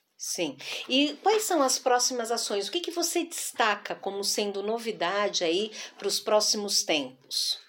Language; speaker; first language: Portuguese; native; Portuguese